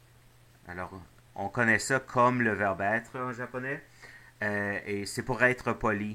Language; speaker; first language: French; non-native, fluent; English